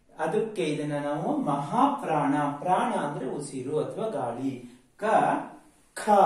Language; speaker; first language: Kannada; native; Kannada